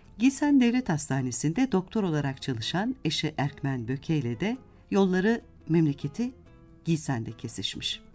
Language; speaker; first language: Turkish; native; Turkish